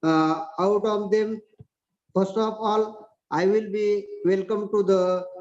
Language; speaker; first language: English; non-native, local second language; Marathi